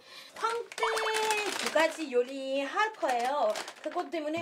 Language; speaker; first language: Korean; non-native, fluent; French